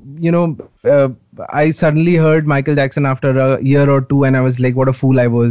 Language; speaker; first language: English; non-native, local second language; Hindi